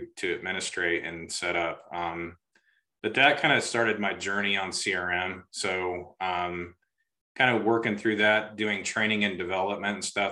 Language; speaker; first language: English; native; English